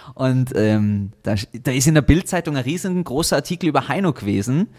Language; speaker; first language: German; native; German